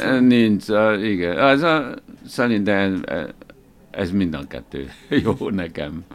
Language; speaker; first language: Hungarian; non-native, learner; Chinese